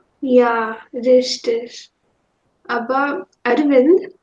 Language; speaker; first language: German; non-native, fluent; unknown